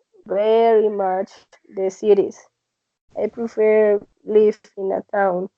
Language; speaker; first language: English; non-native, learner; Spanish